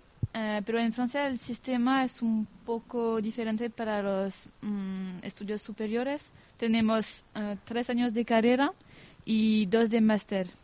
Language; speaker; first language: Spanish; non-native, fluent; French